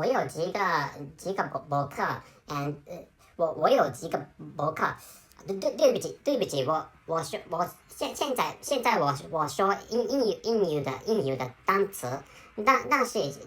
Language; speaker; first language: Chinese; non-native, learner; Japanese